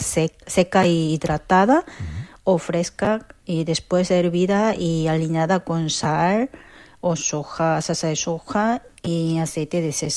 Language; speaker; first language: Spanish; non-native, fluent; Korean